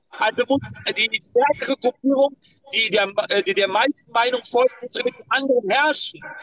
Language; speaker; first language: German; non-native, fluent; Persian